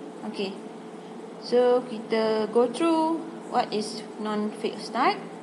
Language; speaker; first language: English; non-native, local second language; Malay